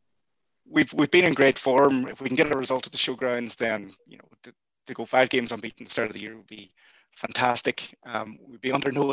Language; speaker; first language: English; native; English